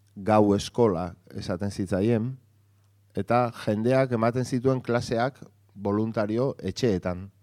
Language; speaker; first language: Basque; non-native, local second language; Spanish